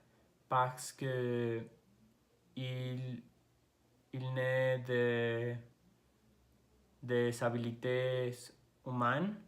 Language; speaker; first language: French; non-native, learner; Spanish